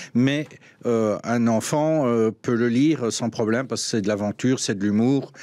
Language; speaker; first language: French; native; French